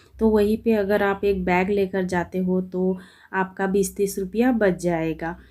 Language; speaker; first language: Hindi; non-native, local second language; Bangla